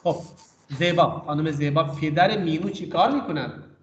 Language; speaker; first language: Persian; non-native, fluent; Urdu